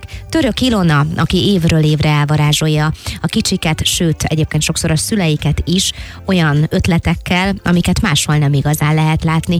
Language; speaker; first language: Hungarian; native; Hungarian